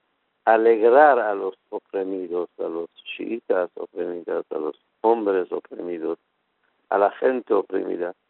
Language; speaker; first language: Spanish; non-native, fluent; Persian